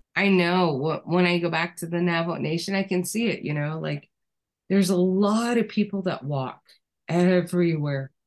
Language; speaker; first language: English; native; English